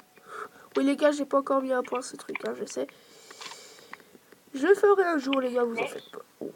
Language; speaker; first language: French; native; French